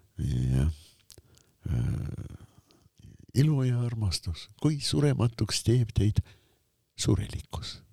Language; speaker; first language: Estonian; non-native, local second language; Russian